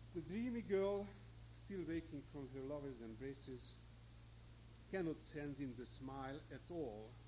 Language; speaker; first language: English; non-native, fluent; Hungarian